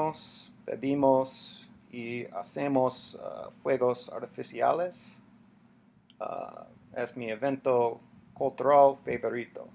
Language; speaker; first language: Spanish; non-native, learner; English